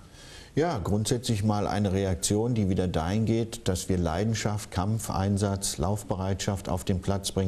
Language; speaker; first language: German; native; German